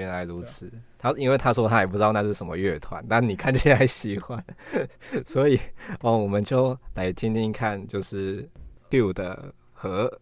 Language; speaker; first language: Chinese; native; Chinese